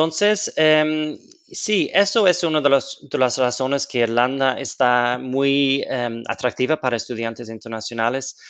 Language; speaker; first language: Spanish; non-native, fluent; English